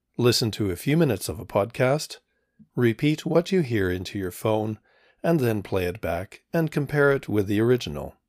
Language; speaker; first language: English; native; English